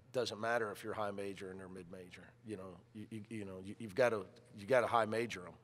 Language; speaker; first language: English; native; English